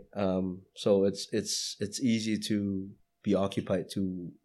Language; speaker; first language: English; non-native, fluent; Indonesian